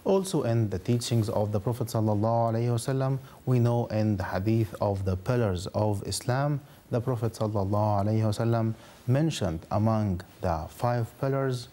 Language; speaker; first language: English; non-native, fluent; Arabic